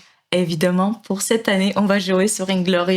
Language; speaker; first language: French; non-native, fluent; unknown